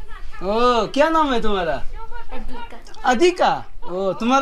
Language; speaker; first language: Hindi; non-native, learner; Bangla